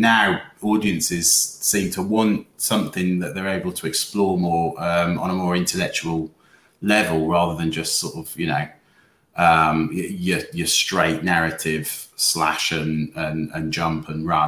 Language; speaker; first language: English; native; English